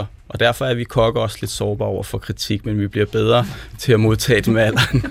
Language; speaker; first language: Danish; native; Danish